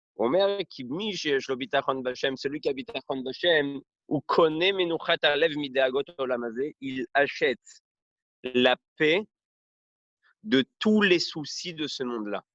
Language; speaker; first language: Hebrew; non-native, fluent; French